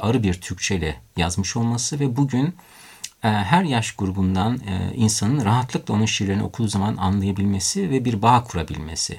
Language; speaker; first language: Turkish; native; Turkish